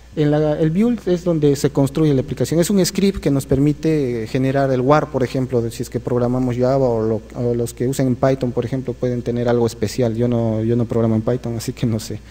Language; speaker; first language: Spanish; native; Spanish